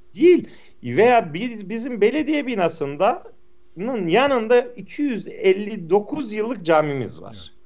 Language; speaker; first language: Turkish; non-native, local second language; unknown